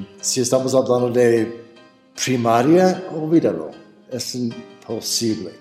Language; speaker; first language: Spanish; non-native, fluent; English